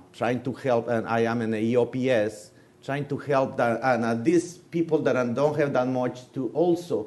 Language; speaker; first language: English; non-native, fluent; Spanish